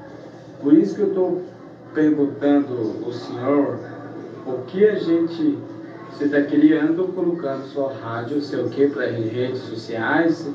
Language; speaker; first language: Portuguese; non-native, local second language; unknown